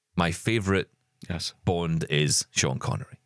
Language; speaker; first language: English; native; English